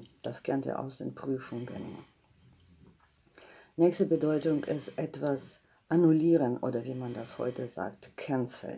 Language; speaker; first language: German; non-native, fluent; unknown